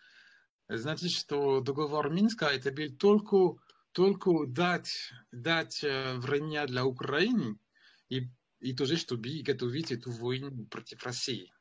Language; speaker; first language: Russian; non-native, fluent; French